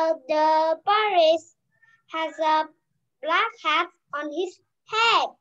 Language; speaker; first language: English; non-native, learner; Vietnamese